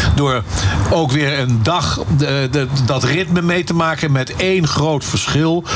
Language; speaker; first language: Dutch; native; Dutch